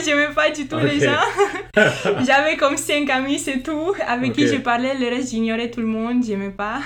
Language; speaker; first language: French; non-native, fluent; Romanian